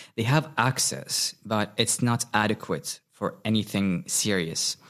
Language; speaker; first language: English; non-native, fluent; Arabic